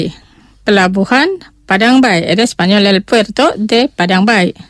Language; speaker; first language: Spanish; non-native, fluent; Indonesian